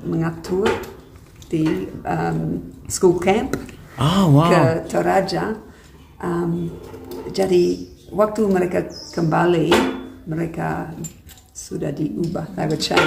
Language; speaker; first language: Indonesian; non-native, fluent; English